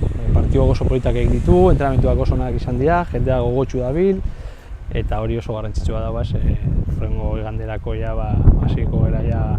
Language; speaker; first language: Basque; non-native, local second language; Spanish